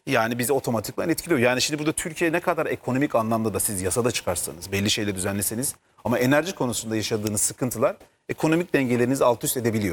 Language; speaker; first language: Turkish; native; Turkish